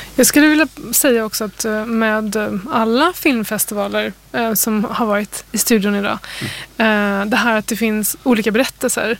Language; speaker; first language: Swedish; native; Swedish